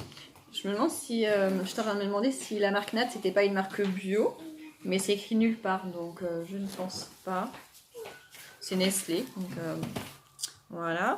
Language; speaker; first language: French; native; French